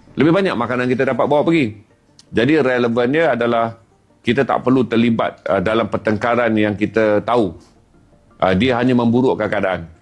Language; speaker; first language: Malay; native; Malay